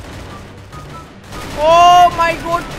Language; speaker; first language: English; non-native, learner; Indonesian